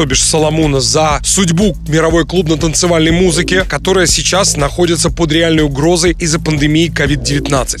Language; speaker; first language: Russian; native; Russian